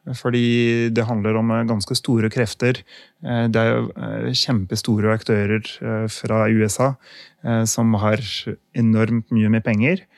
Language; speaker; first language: Norwegian; non-native, fluent; French